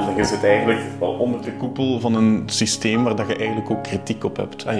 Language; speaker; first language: Dutch; native; Dutch